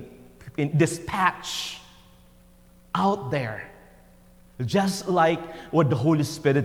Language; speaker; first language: English; non-native, local second language; Filipino